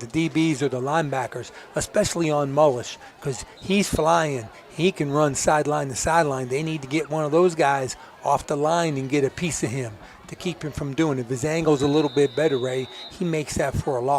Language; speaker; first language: English; native; English